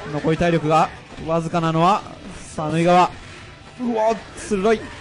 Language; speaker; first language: Japanese; native; Japanese